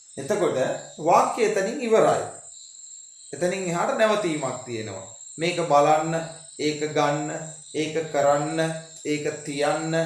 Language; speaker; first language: Sinhala; non-native, local second language; Tamil